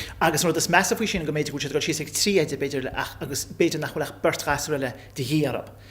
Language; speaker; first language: Irish; native; Irish